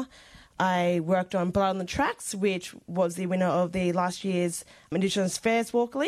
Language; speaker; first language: English; native; English